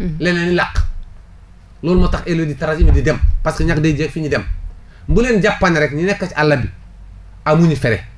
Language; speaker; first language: Wolof; non-native, local second language; Fula